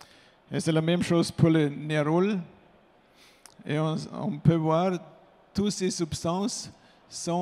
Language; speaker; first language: French; non-native, fluent; German